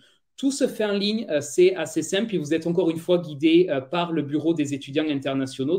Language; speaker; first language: French; native; French